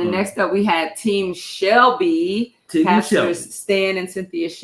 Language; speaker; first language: English; native; English